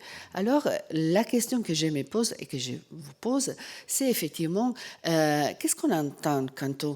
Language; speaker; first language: French; non-native, fluent; Italian